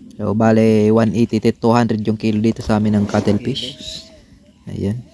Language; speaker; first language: Filipino; non-native, local second language; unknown